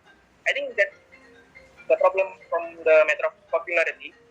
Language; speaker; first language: English; non-native, learner; Indonesian